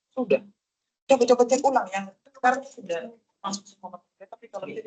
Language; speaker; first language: Indonesian; native; Indonesian